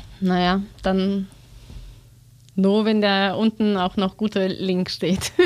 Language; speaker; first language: German; non-native, learner; Russian